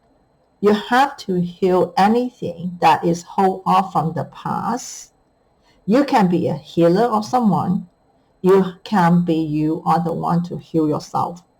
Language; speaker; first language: English; non-native, fluent; Chinese